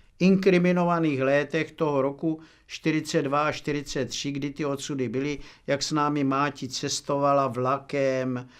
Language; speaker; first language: Czech; native; Czech